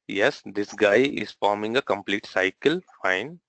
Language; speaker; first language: English; non-native, local second language; Telugu